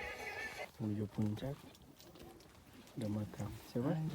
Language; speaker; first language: Indonesian; native; Indonesian